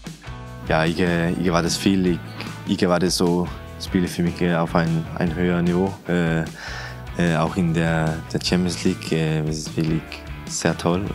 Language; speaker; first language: German; non-native, fluent; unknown